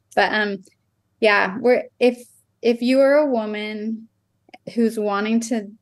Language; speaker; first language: English; native; English